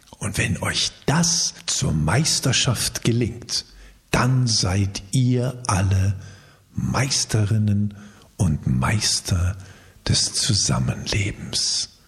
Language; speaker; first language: German; native; German